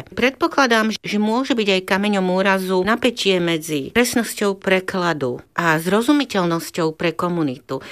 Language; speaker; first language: Slovak; native; Slovak